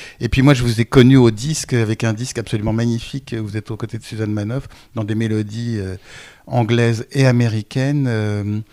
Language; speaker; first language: French; native; French